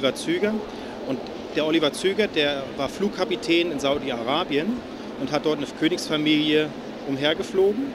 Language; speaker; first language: German; native; German